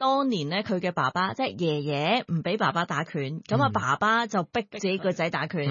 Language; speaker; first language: Cantonese; native; Cantonese